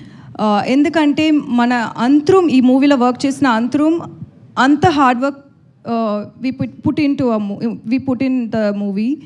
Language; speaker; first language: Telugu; non-native, learner; Tamil